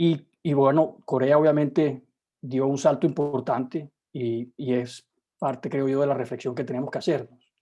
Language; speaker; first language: Spanish; native; Spanish